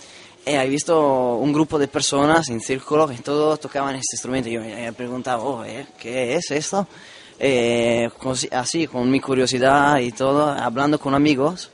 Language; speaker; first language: Spanish; non-native, learner; Italian